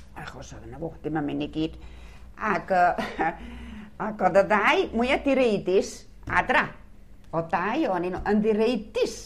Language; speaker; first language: Welsh; early bilingual, heritage; Welsh